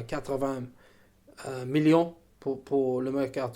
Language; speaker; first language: French; non-native, fluent; English